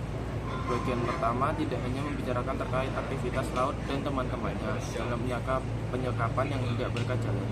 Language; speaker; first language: Indonesian; native; Indonesian